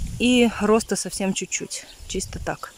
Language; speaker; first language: Russian; native; Russian